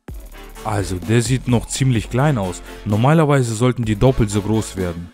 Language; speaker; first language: German; native; German